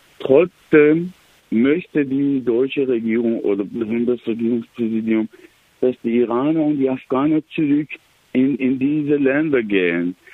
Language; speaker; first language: German; non-native, learner; Persian